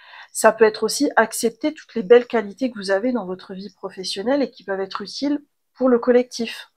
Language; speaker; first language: French; native; French